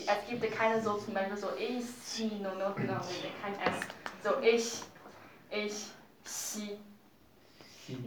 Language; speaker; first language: German; non-native, learner; Chinese